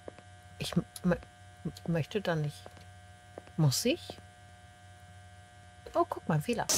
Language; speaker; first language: German; native; German